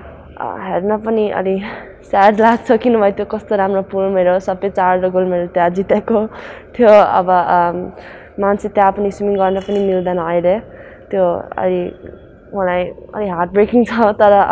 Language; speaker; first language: Nepali; early bilingual, heritage; Nepali